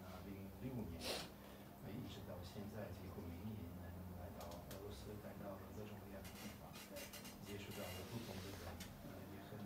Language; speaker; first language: Chinese; non-native, fluent; Russian